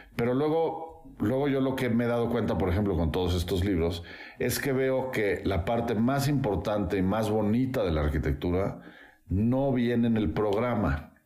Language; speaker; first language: Spanish; native; Spanish